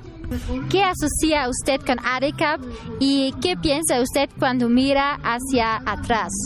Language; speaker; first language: Spanish; non-native, learner; German